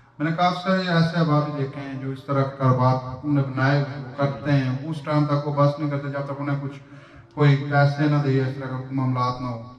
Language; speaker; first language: Urdu; non-native, local second language; Pahari-Potwari